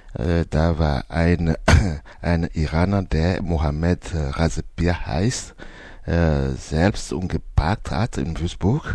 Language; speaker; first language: German; non-native, learner; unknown